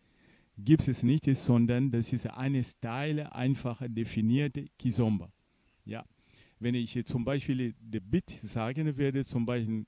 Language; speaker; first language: German; non-native, fluent; Portuguese